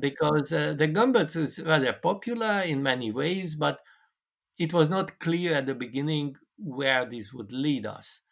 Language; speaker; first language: English; non-native, fluent; Hungarian